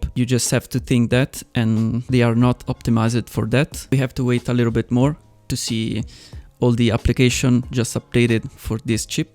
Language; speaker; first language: English; non-native, fluent; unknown